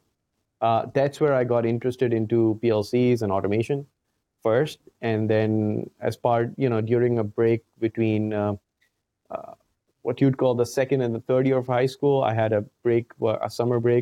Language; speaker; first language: English; non-native, local second language; Urdu